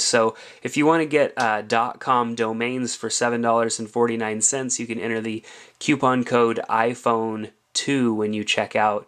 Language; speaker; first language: English; native; English